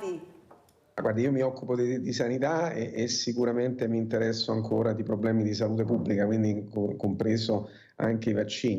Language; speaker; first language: Italian; native; Italian